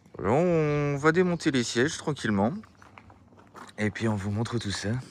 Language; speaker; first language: French; native; French